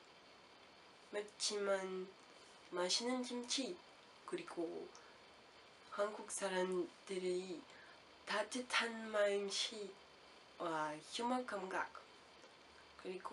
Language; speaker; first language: Korean; non-native, learner; French